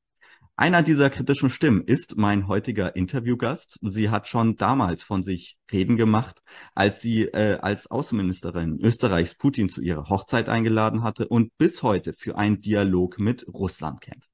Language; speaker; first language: German; native; German